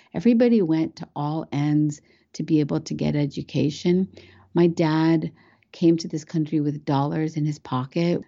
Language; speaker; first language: English; early bilingual, other home language; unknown